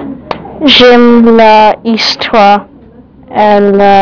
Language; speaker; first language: French; non-native, learner; English